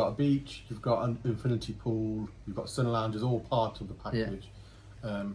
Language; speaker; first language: English; native; English